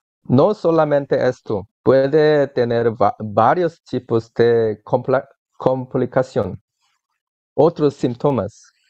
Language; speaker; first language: Spanish; non-native, learner; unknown